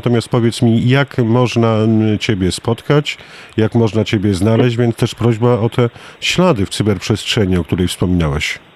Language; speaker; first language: Polish; native; Polish